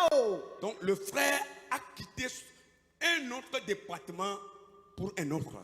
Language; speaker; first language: French; non-native, local second language; Ewe